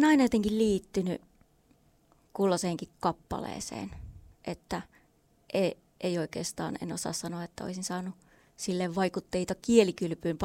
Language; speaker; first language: Finnish; native; Finnish